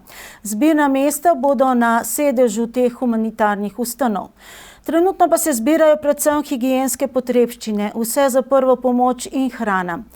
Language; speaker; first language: Slovenian; native; Slovenian